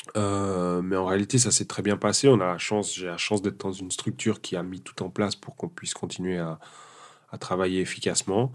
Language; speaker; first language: French; early bilingual, other home language; Portuguese